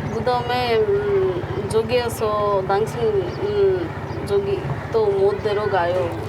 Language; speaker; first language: Korean; non-native, local second language; Bangla